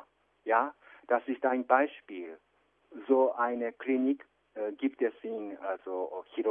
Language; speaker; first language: German; non-native, fluent; Japanese